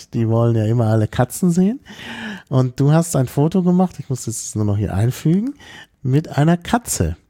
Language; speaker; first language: German; native; German